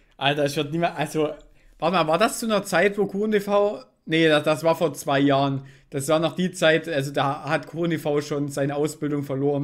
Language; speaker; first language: German; native; German